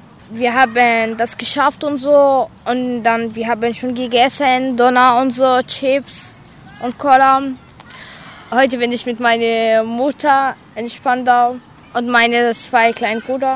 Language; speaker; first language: German; non-native, learner; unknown